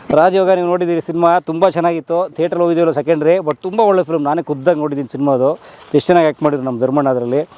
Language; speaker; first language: Kannada; native; Kannada